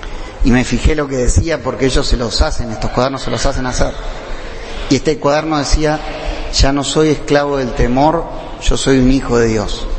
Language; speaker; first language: Spanish; native; Spanish